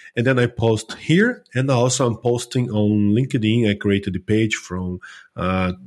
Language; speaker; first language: English; non-native, fluent; Portuguese